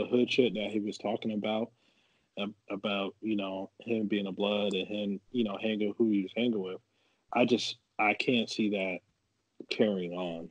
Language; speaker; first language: English; native; English